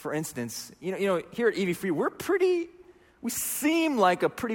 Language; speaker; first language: English; native; English